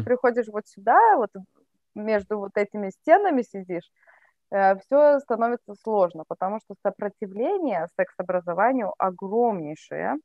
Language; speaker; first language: Russian; native; Russian